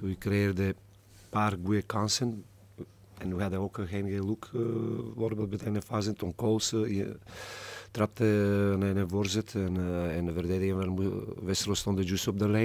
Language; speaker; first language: Dutch; non-native, fluent; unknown